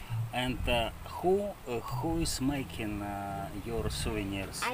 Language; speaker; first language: English; non-native, learner; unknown